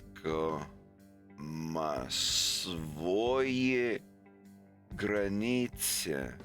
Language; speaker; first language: Polish; non-native, learner; English